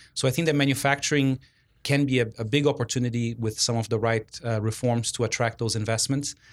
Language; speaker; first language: English; non-native, fluent; Portuguese